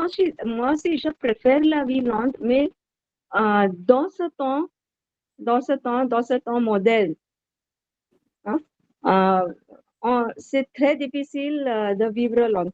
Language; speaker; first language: French; non-native, learner; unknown